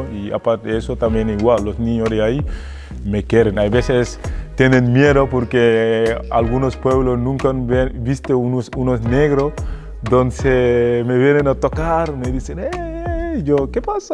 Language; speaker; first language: Spanish; non-native, fluent; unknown